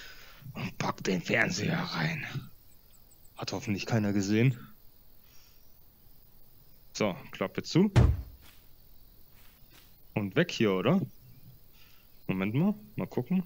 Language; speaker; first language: German; native; German